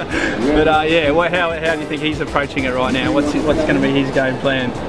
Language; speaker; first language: English; native; English